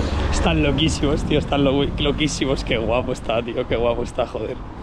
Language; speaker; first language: Spanish; native; Spanish